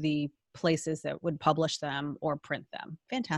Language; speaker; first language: English; native; English